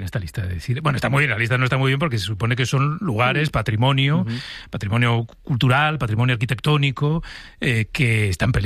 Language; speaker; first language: Spanish; native; Spanish